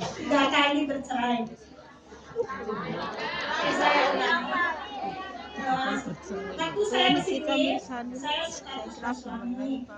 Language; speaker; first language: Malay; non-native, local second language; Javanese